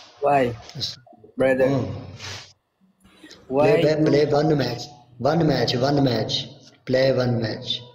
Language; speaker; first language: English; non-native, learner; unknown